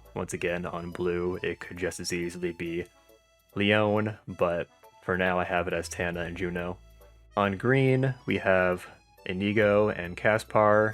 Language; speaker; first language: English; native; English